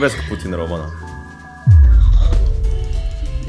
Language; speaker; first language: Romanian; non-native, learner; Indonesian